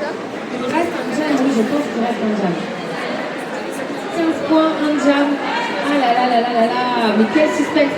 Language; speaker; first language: French; native; French